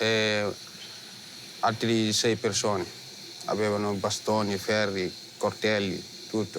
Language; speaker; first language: Italian; non-native, learner; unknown